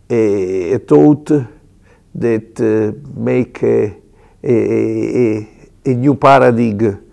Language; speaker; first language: English; non-native, learner; Italian